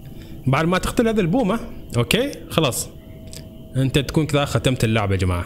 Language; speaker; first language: Arabic; native; Arabic